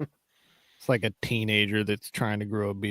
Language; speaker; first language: English; native; English